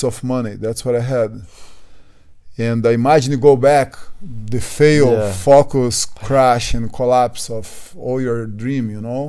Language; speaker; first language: English; non-native, fluent; Portuguese